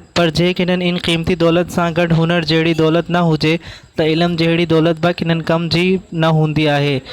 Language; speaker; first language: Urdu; non-native, local second language; Sindhi